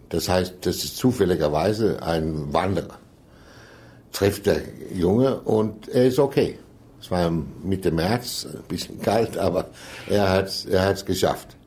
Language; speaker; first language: German; non-native, fluent; Danish